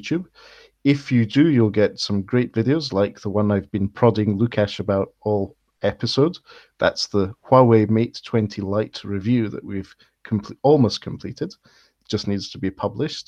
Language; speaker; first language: English; native; English